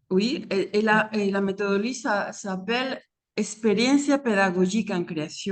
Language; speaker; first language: French; non-native, fluent; Spanish